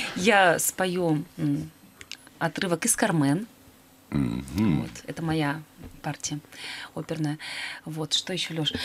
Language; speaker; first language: Russian; native; Russian